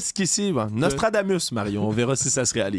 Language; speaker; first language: French; native; French